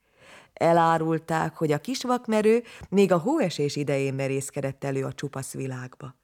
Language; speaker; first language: Hungarian; native; Hungarian